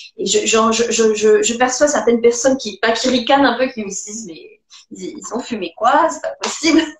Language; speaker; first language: French; native; French